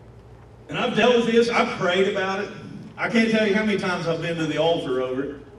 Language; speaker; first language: English; native; English